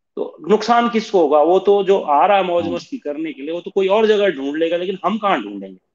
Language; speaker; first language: Hindi; native; Hindi